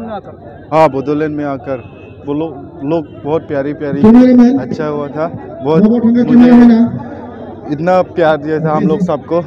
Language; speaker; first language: Hindi; non-native, local second language; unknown